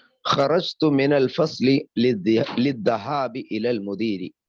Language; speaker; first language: Arabic; non-native, learner; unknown